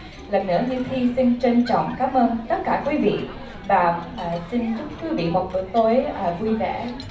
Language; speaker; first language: Vietnamese; early bilingual, heritage; Vietnamese